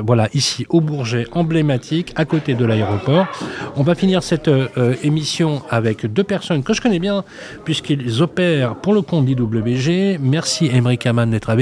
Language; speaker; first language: French; native; French